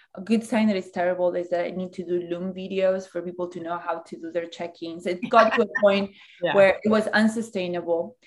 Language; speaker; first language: English; early bilingual, other home language; Spanish